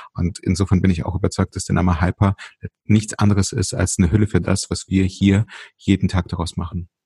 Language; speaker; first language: German; early bilingual, other home language; Russian